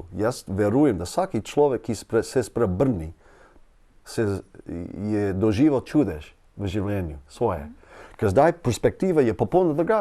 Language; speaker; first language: Slovenian; non-native, learner; English